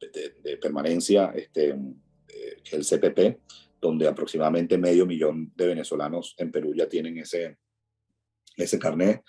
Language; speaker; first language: Spanish; native; Spanish